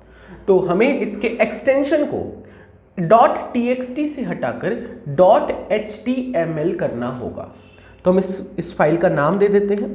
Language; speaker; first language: Hindi; native; Hindi